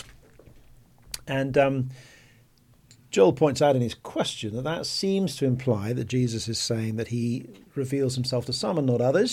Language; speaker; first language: English; native; English